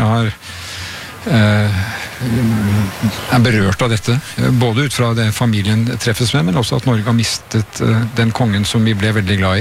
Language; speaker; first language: Norwegian; native; Norwegian